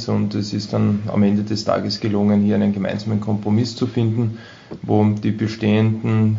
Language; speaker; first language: German; native; German